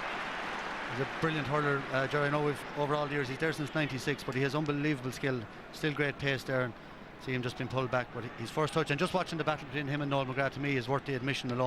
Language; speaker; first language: English; native; English